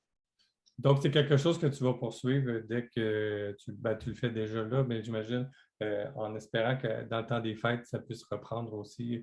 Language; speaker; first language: French; native; French